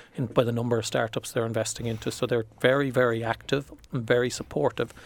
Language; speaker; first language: English; native; English